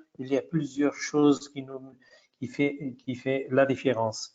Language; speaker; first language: French; non-native, fluent; Portuguese